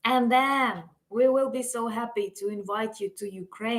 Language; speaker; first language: English; non-native, fluent; Ukrainian